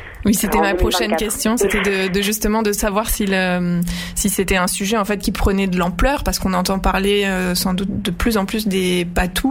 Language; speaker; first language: French; native; French